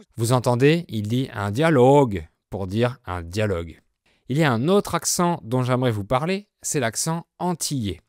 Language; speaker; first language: French; native; French